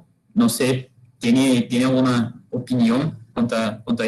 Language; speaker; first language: Spanish; non-native, learner; Portuguese